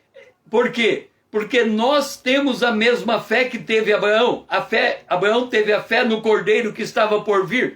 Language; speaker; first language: Portuguese; native; Portuguese